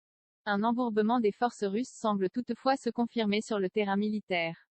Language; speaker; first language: French; native; French